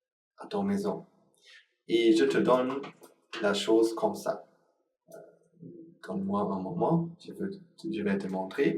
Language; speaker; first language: French; non-native, learner; Sinhala